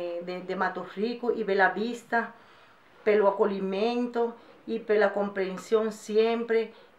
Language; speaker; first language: Portuguese; non-native, fluent; Spanish